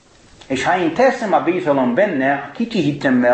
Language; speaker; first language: Hungarian; non-native, fluent; English